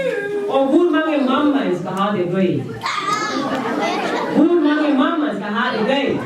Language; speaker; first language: Swedish; non-native, fluent; Somali